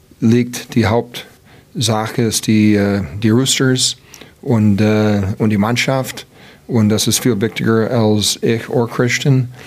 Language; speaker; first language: German; non-native, learner; English